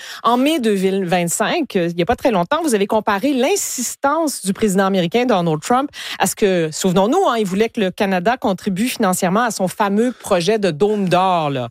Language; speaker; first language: French; native; French